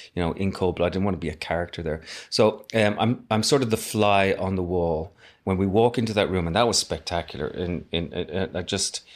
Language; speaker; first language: English; native; English